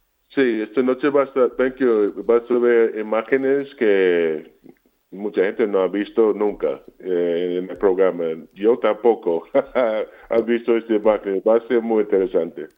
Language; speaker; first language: Spanish; non-native, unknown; English